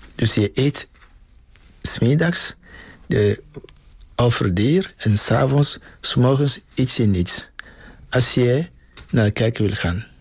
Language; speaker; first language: Dutch; non-native, fluent; Ewe